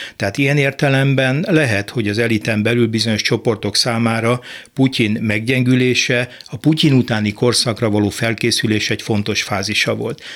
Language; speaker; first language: Hungarian; native; Hungarian